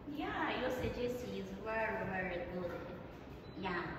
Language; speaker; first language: English; non-native, learner; Chinese